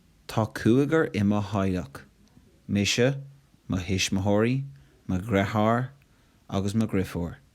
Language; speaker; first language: Irish; non-native, local second language; English